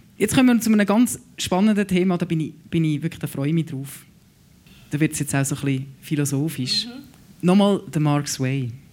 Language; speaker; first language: German; native; German